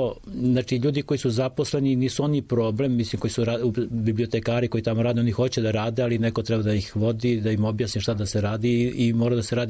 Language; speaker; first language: Serbian; native; Serbian